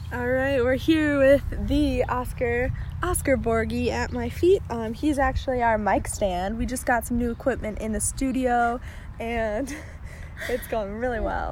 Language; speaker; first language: English; native; English